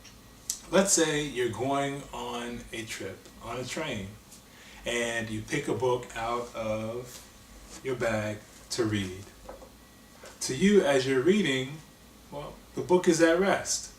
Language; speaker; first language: English; native; English